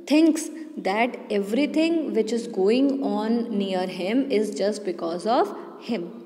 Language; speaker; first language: English; non-native, local second language; Hindi